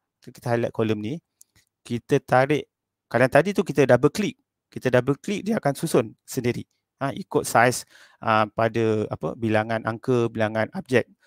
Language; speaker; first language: Malay; native; Malay